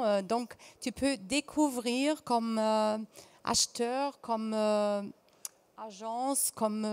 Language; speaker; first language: French; non-native, fluent; German